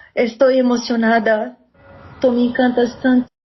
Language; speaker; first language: Spanish; non-native, learner; Portuguese